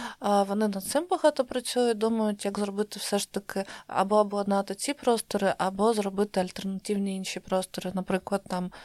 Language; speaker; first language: Ukrainian; non-native, local second language; Russian